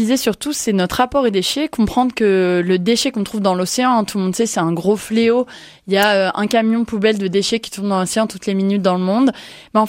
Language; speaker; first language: French; native; French